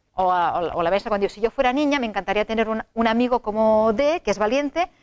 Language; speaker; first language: Spanish; non-native, local second language; Catalan